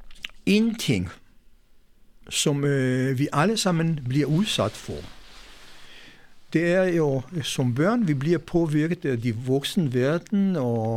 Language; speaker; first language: Danish; non-native, fluent; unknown